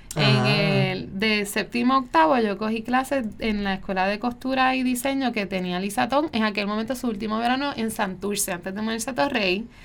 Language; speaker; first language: Spanish; native; Spanish